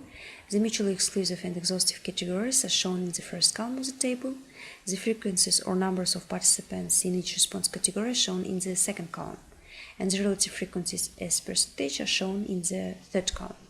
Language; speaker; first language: English; non-native, fluent; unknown